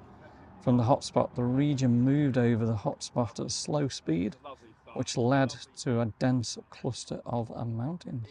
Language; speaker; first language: English; native; English